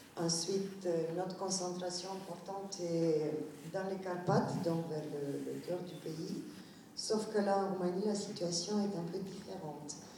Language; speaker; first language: French; non-native, fluent; Romanian